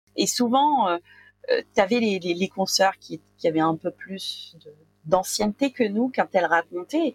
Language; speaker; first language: French; non-native, local second language; Arabic